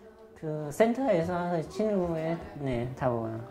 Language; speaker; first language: Korean; non-native, learner; Khmer